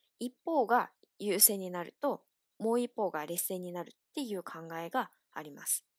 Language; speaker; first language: Japanese; non-native, fluent; Chinese